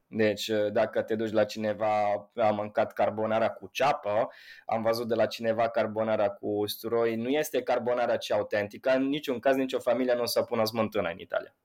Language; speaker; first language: Romanian; non-native, fluent; Italian